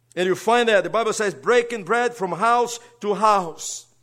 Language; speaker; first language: English; non-native, fluent; Portuguese